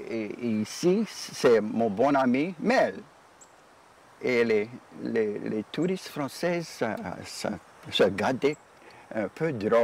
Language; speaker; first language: French; native; French